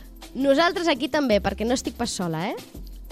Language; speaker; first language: Catalan; native; Catalan